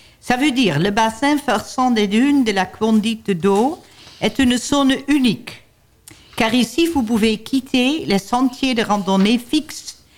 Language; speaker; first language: French; non-native, learner; Dutch